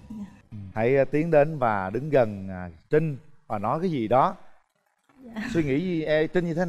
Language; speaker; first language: Vietnamese; native; Vietnamese